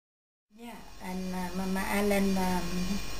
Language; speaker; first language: Dutch; non-native, learner; Vietnamese